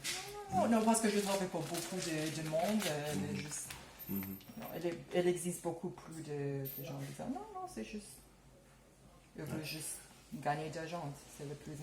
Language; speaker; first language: French; non-native, learner; English